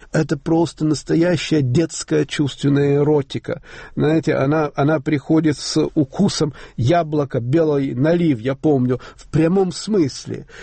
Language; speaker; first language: Russian; native; Russian